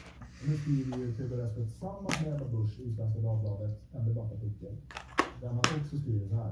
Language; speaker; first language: Swedish; native; Swedish